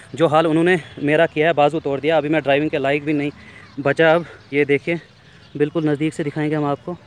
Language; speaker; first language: Hindi; native; Hindi